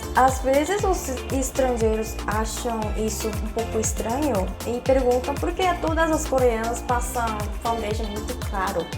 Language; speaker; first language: Portuguese; non-native, fluent; Korean